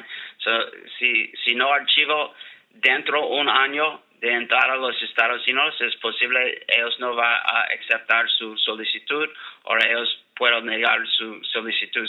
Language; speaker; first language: Spanish; non-native, learner; English